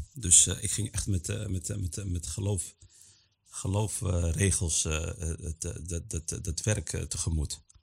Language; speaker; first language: Dutch; early bilingual, other home language; Arabic